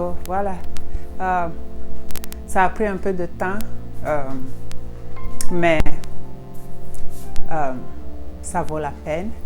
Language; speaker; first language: French; non-native, local second language; Ewe